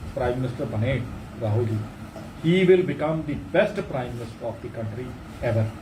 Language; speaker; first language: Hindi; non-native, local second language; Punjabi